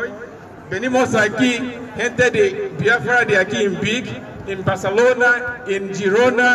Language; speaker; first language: Spanish; non-native, learner; Igbo